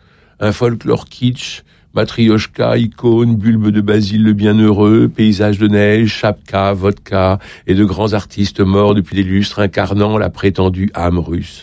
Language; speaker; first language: French; native; French